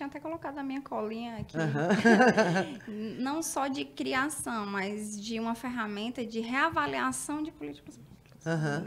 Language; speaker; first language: Portuguese; native; Portuguese